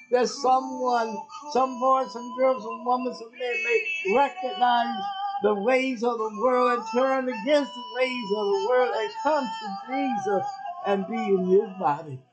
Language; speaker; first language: English; native; English